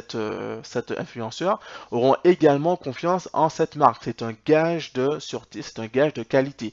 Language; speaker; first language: French; native; French